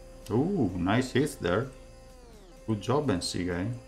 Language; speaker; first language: English; non-native, fluent; Italian